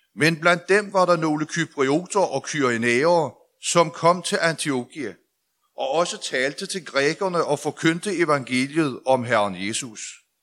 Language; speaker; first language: Danish; native; Danish